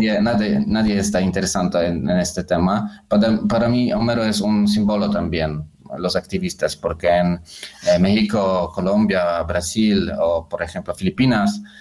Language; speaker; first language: Spanish; non-native, learner; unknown